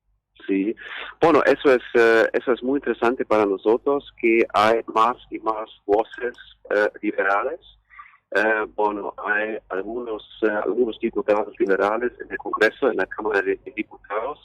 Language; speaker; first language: Spanish; non-native, fluent; German